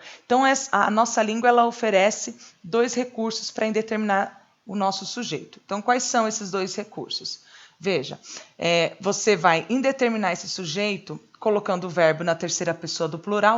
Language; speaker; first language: Portuguese; native; Portuguese